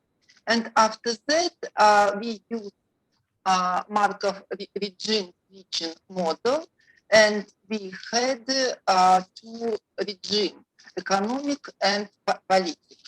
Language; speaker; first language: English; non-native, learner; Russian